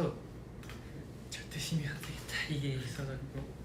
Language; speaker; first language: Korean; non-native, fluent; Japanese